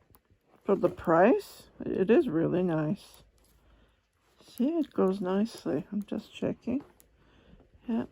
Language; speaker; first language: English; non-native, fluent; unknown